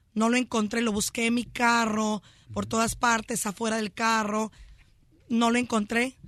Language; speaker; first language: Spanish; early bilingual, heritage; Spanish